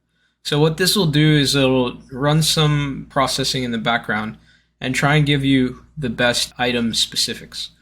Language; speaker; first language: English; native; English